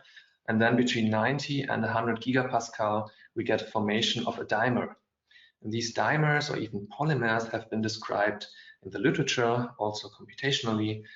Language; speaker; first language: English; non-native, fluent; German